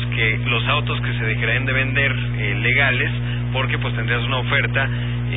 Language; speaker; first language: Spanish; native; Spanish